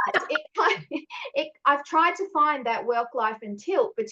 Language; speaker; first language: English; native; English